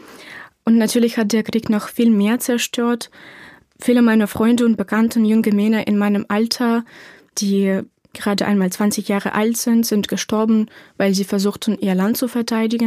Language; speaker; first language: German; non-native, fluent; Ukrainian